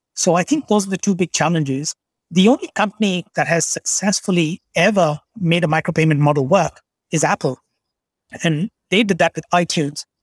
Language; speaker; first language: English; non-native, local second language; Bangla